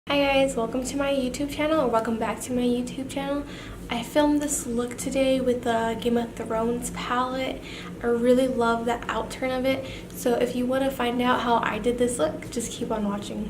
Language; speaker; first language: English; native; English